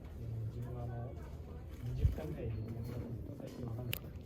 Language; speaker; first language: Japanese; non-native, fluent; Korean